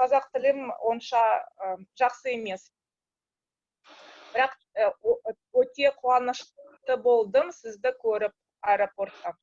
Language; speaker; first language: Kazakh; non-native, local second language; Russian